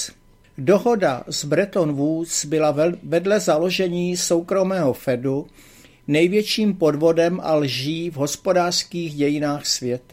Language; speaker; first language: Czech; native; Czech